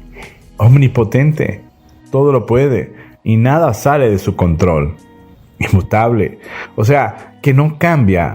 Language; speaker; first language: Spanish; native; Spanish